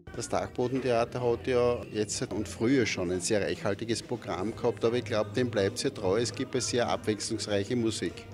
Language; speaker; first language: German; native; German